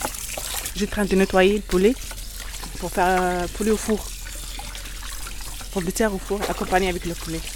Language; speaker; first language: French; non-native, learner; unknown